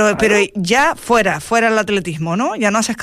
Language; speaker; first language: Spanish; native; Spanish